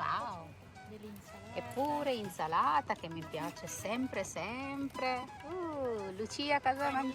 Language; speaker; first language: Italian; non-native, learner; Bangla